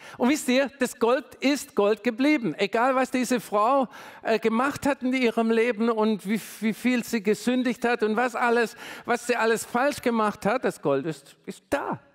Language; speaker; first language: German; native; German